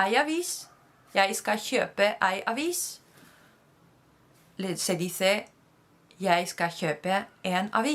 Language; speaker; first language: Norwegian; non-native, fluent; Spanish